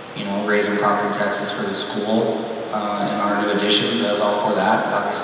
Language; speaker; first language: English; native; English